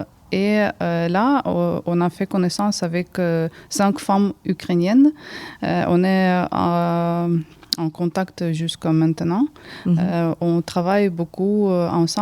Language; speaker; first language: French; early bilingual, heritage; Ukrainian